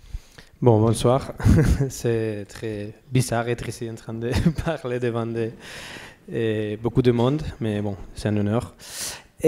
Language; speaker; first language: French; non-native, learner; Spanish